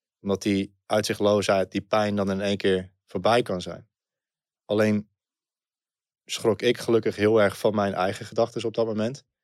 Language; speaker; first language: Dutch; native; Dutch